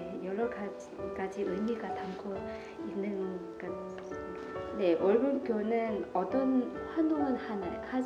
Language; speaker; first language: Korean; non-native, learner; Vietnamese